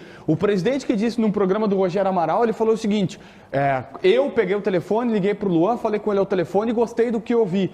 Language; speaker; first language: Portuguese; native; Portuguese